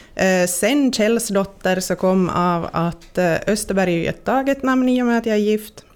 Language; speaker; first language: Swedish; native; Swedish